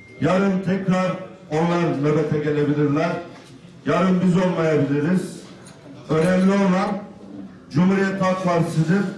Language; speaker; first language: Turkish; native; Turkish